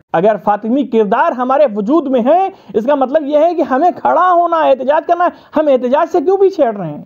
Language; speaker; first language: Urdu; native; Urdu